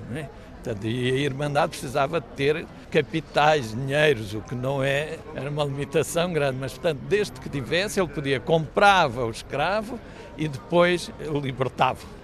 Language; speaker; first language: Portuguese; native; Portuguese